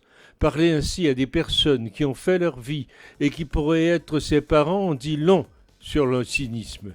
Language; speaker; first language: French; native; French